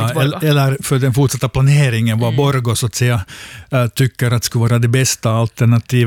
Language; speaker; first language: Swedish; native; Swedish